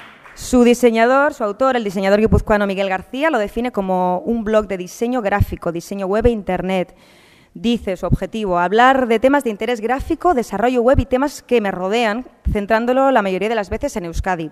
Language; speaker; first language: Spanish; native; Spanish